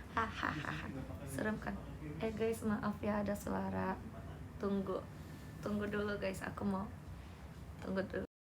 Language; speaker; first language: Indonesian; non-native, learner; Japanese